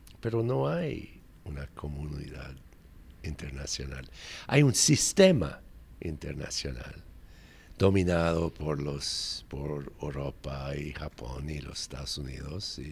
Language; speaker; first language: Spanish; non-native, fluent; English